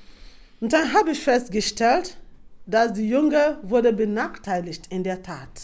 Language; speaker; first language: German; non-native, fluent; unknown